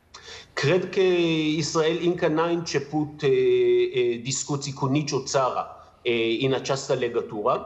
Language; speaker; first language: Romanian; non-native, learner; Hebrew